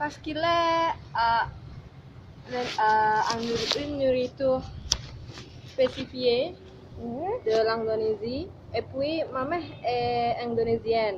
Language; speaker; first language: French; non-native, learner; Indonesian